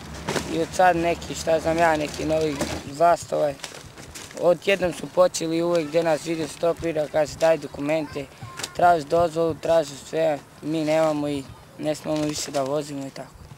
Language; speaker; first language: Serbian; non-native, local second language; Romany